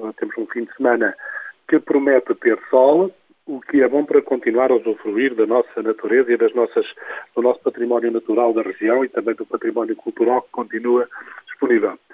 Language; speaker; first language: Portuguese; early bilingual, heritage; Portuguese